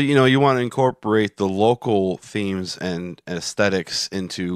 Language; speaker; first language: English; native; English